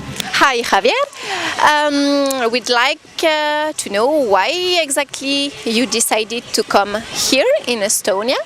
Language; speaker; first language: English; non-native, fluent; Estonian